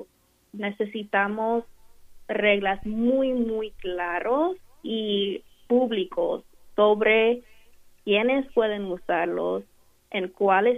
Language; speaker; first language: Spanish; non-native, fluent; English